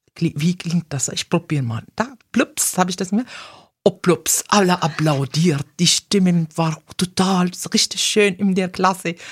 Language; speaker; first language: German; non-native, fluent; Arabic